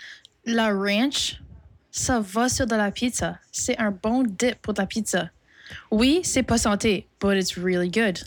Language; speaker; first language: French; non-native, local second language; English